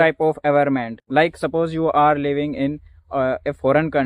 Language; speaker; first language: English; non-native, learner; Hindi